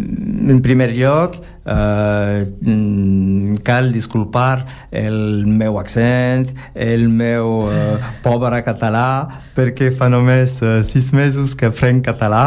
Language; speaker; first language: Catalan; non-native, learner; French